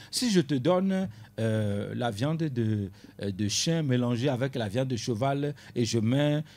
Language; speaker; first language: French; non-native, local second language; Ewe